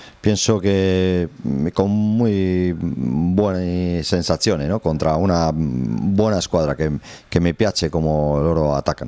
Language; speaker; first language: Italian; non-native, learner; Spanish